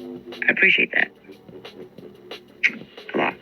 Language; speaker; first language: English; native; English